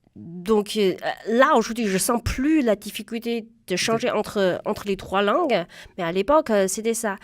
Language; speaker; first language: French; non-native, fluent; Chinese